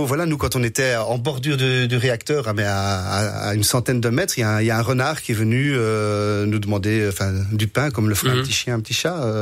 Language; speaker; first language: French; native; French